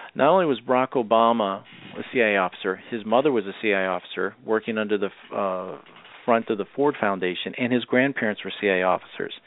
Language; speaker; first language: English; native; English